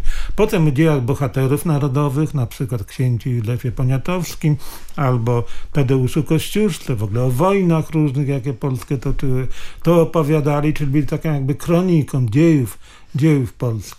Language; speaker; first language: Polish; native; Polish